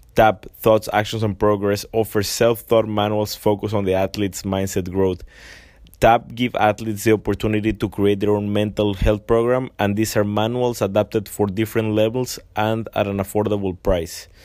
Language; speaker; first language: English; non-native, fluent; Spanish